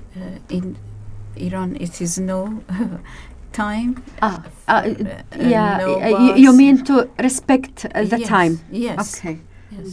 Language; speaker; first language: English; non-native, learner; Arabic